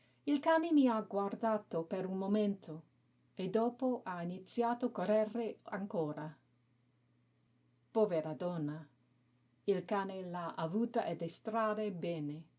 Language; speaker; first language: Italian; non-native, learner; English